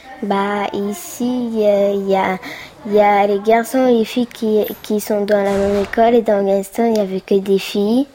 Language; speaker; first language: French; early bilingual, other home language; Pashto